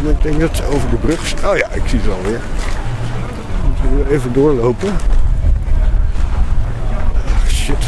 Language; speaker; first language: Dutch; native; Dutch